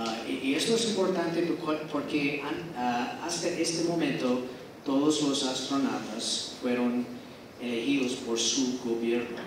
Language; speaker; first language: Spanish; non-native, fluent; English